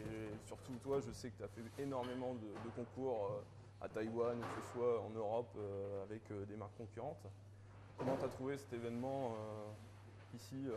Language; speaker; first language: French; native; French